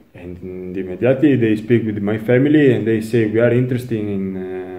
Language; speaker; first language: English; non-native, learner; Italian